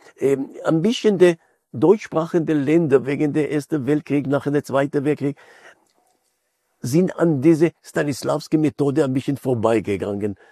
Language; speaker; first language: German; non-native, fluent; Hebrew